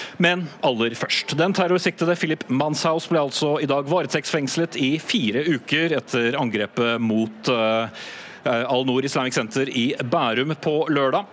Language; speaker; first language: Norwegian; native; Norwegian